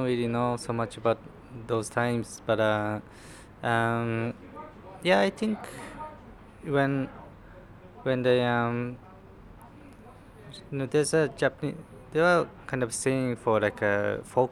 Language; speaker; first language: English; non-native, fluent; Japanese